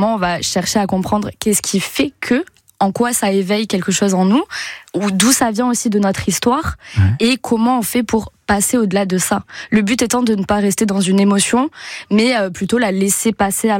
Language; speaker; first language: French; native; French